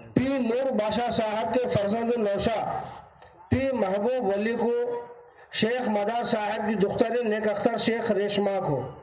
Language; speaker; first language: Urdu; native; Urdu